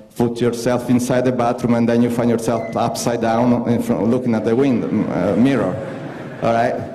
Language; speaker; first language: English; non-native, fluent; Italian